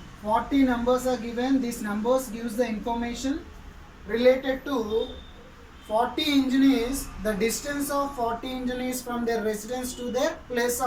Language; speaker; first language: English; non-native, local second language; Telugu